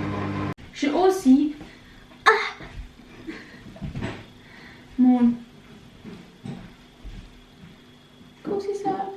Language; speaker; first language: French; non-native, learner; Russian